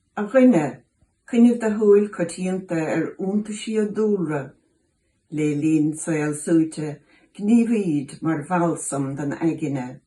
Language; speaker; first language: Irish; native; Irish